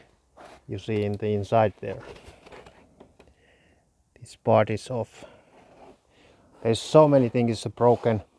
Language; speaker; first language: English; non-native, learner; Finnish